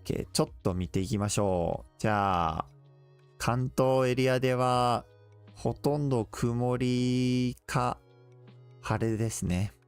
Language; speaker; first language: Japanese; non-native, fluent; English